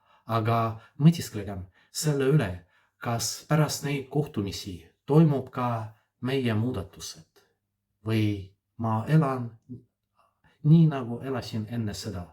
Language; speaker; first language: Estonian; non-native, fluent; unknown